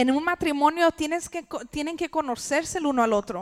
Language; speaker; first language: Spanish; early bilingual, heritage; English